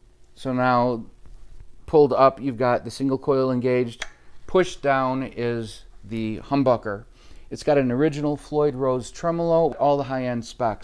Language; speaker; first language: English; native; English